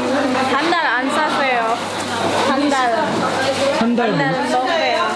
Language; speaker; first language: Korean; non-native, learner; Indonesian